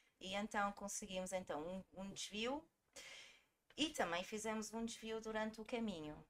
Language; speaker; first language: Portuguese; early bilingual, heritage; Portuguese